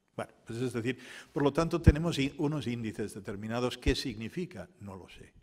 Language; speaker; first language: Spanish; non-native, local second language; Catalan